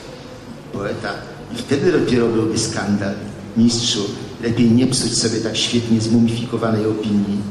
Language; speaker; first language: Polish; native; Polish